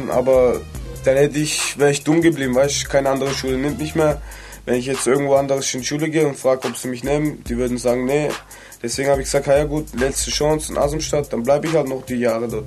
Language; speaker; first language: German; native; German